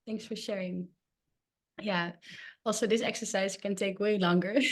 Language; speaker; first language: English; non-native, fluent; Dutch